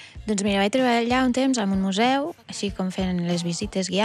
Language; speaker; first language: Catalan; native; Catalan